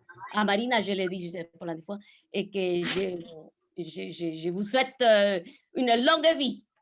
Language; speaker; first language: French; non-native, fluent; Spanish